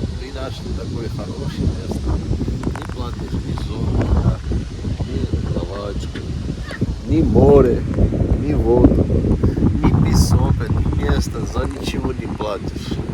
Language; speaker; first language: Russian; non-native, learner; Georgian